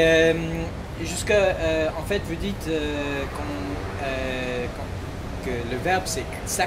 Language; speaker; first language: French; non-native, fluent; English